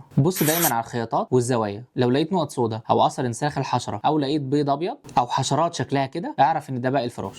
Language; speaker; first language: Arabic; native; Arabic